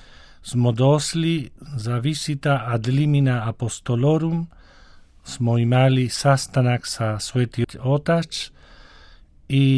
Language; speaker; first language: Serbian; early bilingual, heritage; Spanish